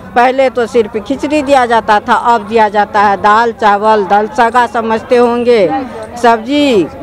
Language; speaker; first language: Hindi; native; Hindi